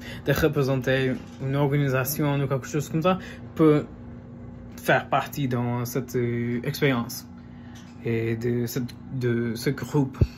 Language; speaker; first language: French; non-native, fluent; English